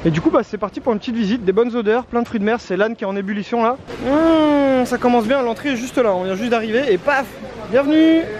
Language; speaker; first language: French; native; French